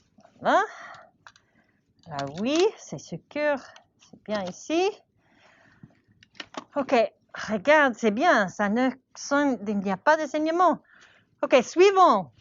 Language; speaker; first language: French; non-native, learner; English